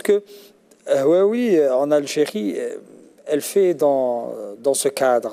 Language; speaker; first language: French; non-native, local second language; Arabic